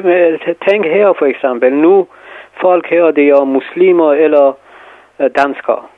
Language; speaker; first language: Danish; non-native, fluent; Persian